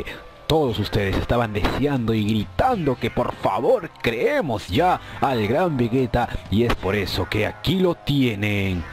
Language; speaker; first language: Spanish; native; Spanish